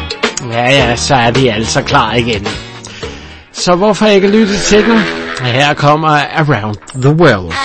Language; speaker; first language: Danish; native; Danish